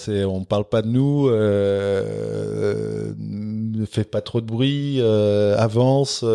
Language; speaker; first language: French; non-native, local second language; Dutch